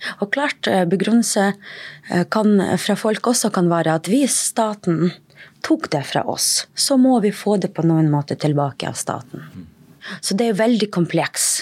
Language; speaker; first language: Norwegian; non-native, fluent; Russian